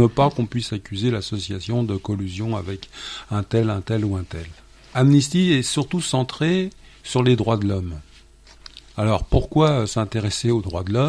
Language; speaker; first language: French; native; French